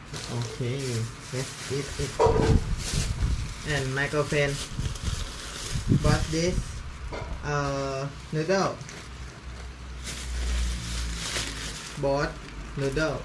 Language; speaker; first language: English; non-native, learner; Thai